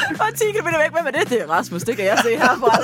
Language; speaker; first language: Danish; native; Danish